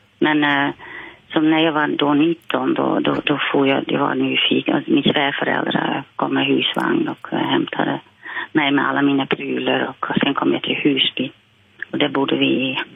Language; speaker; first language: Swedish; non-native, fluent; Dutch